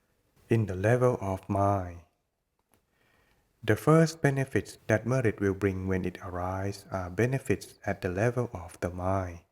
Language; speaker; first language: English; non-native, fluent; Thai